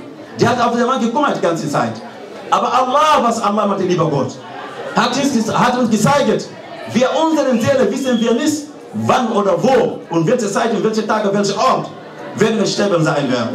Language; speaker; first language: German; non-native, learner; Fula